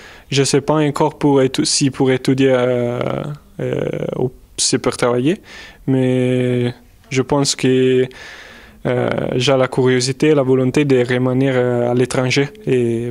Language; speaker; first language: French; non-native, fluent; Italian